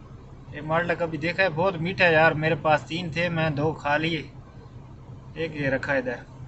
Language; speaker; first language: Hindi; non-native, local second language; Punjabi